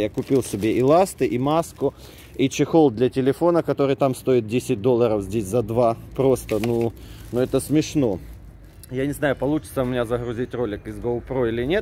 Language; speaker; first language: Russian; native; Russian